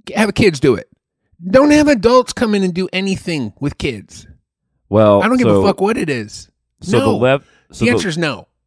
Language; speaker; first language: English; native; English